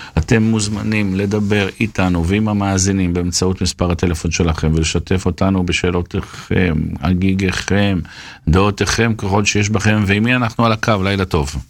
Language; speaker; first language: Hebrew; native; Hebrew